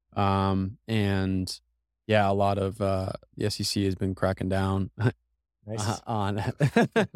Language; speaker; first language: English; native; English